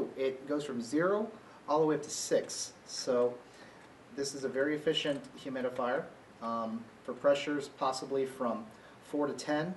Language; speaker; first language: English; native; English